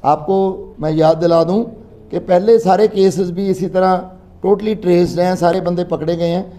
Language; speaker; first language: Hindi; non-native, local second language; Punjabi